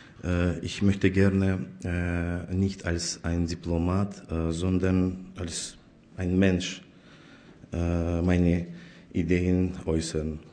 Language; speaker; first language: German; non-native, fluent; Azerbaijani